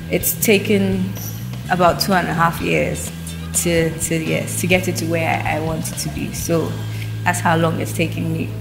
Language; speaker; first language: English; non-native, local second language; Yoruba